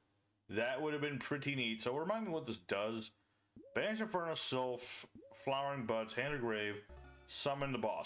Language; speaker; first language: English; native; English